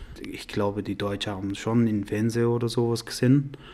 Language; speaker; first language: German; non-native, learner; Persian